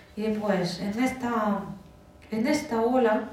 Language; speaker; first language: Spanish; non-native, fluent; Russian